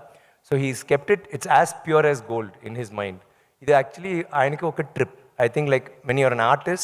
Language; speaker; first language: Telugu; non-native, learner; Tamil